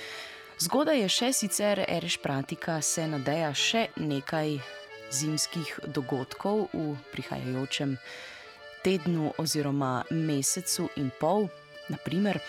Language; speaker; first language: Slovenian; native; Slovenian